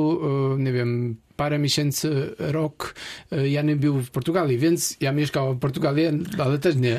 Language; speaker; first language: Polish; non-native, learner; Portuguese